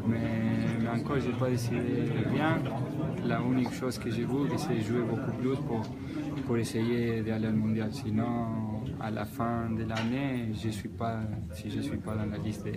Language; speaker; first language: French; non-native, fluent; Spanish